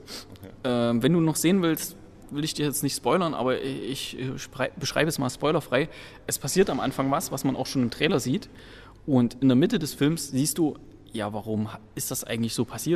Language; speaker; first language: German; native; German